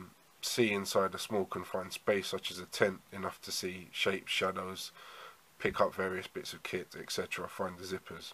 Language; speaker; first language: English; native; English